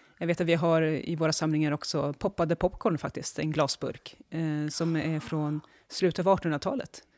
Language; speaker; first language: Swedish; native; Swedish